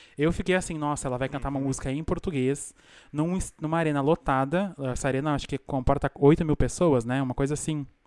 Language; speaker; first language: Portuguese; native; Portuguese